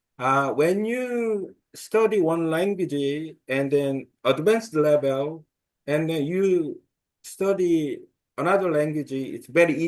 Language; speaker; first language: English; non-native, learner; Korean